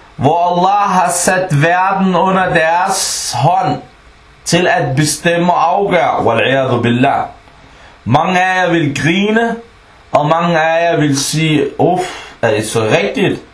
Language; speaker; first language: Danish; non-native, fluent; Arabic